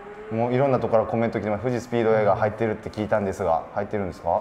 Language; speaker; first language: Japanese; native; Japanese